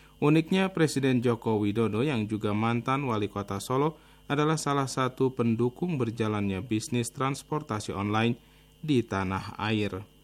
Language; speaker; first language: Indonesian; native; Indonesian